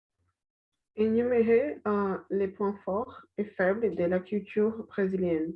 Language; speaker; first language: French; non-native, learner; Portuguese